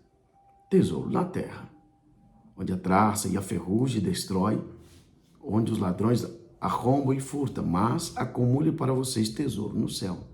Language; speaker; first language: Portuguese; native; Portuguese